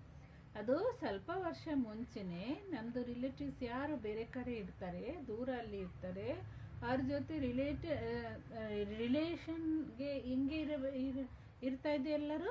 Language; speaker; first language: Kannada; non-native, fluent; Hindi